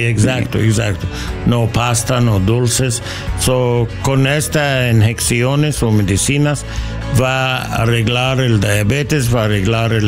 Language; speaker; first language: Spanish; non-native, learner; English